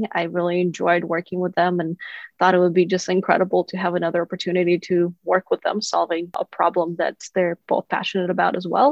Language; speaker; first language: English; non-native, fluent; Kazakh